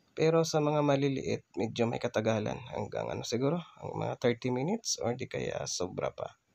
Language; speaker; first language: Filipino; non-native, local second language; Hiligaynon